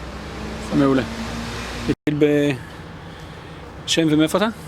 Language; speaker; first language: Hebrew; native; Hebrew